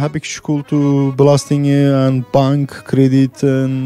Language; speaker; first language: Dutch; non-native, learner; Turkish